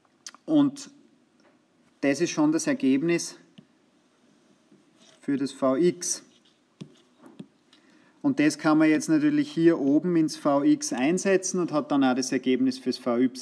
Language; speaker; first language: German; native; German